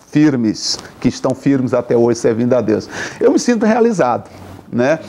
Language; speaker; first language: Portuguese; native; Portuguese